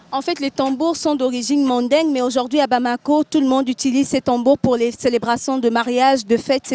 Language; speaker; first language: French; non-native, local second language; Bambara